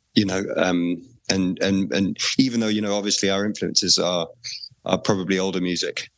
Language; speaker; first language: English; native; English